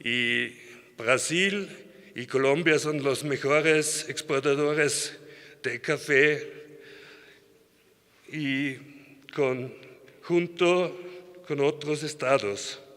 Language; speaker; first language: Spanish; non-native, learner; German